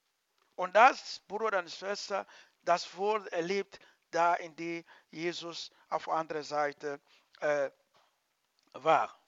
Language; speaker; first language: German; non-native, learner; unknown